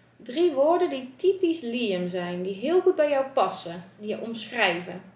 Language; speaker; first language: Dutch; native; Dutch